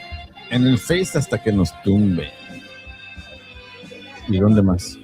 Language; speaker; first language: Spanish; early bilingual, heritage; Spanish